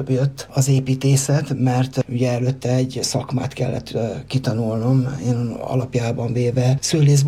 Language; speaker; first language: Hungarian; native; Hungarian